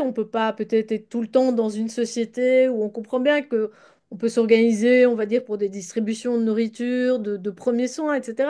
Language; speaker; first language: French; native; French